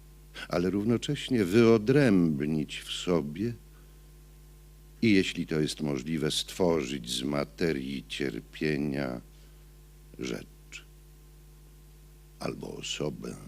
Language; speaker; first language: Polish; native; Polish